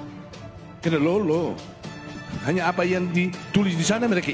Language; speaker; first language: Indonesian; non-native, fluent; Tetum